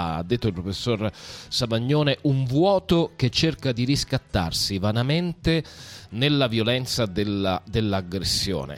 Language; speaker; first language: Italian; native; Italian